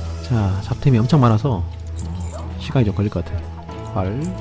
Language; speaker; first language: Korean; native; Korean